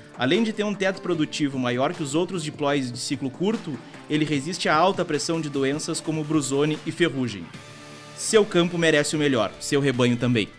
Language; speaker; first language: Portuguese; native; Portuguese